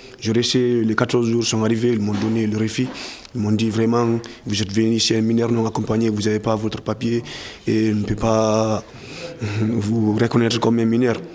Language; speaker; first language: French; non-native, local second language; Fula